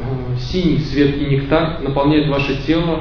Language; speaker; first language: Russian; native; Russian